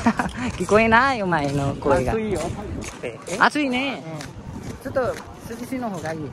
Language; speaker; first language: Japanese; non-native, learner; Nepali